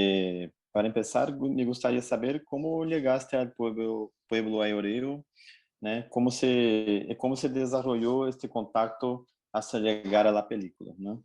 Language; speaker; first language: Spanish; non-native, fluent; Portuguese